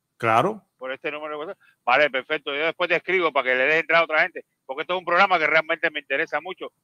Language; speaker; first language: Spanish; native; Spanish